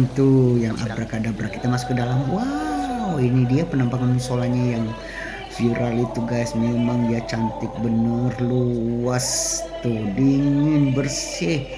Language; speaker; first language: Indonesian; native; Indonesian